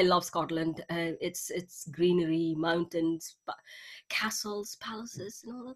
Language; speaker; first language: English; non-native, local second language; Tamil